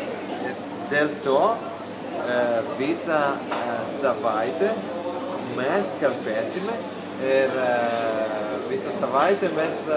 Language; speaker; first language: Lithuanian; non-native, learner; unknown